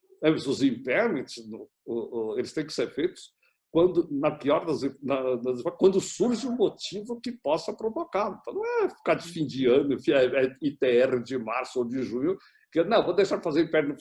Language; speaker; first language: Portuguese; native; Portuguese